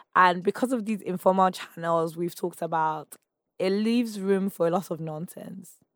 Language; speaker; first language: English; non-native, local second language; Yoruba